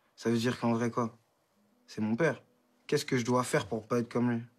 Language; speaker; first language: French; native; French